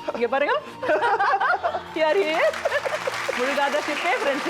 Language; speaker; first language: Tamil; native; Tamil